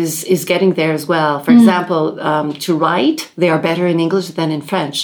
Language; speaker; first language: English; non-native, local second language; French